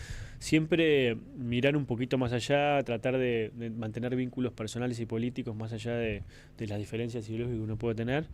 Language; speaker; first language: Spanish; native; Spanish